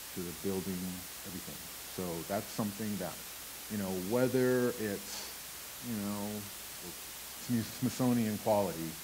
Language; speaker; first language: English; native; English